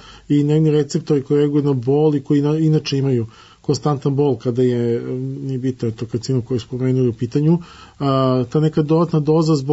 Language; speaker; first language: Serbian; native; Serbian